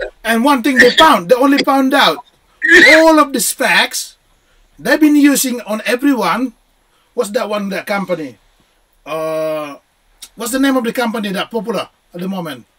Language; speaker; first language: English; non-native, fluent; Indonesian